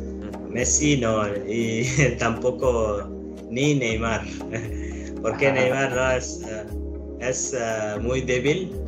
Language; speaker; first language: Spanish; non-native, learner; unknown